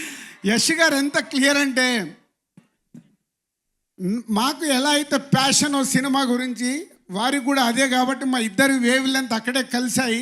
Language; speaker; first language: Telugu; native; Telugu